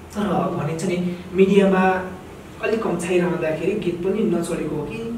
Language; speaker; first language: Nepali; native; Nepali